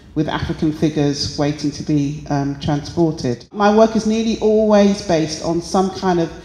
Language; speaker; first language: English; native; English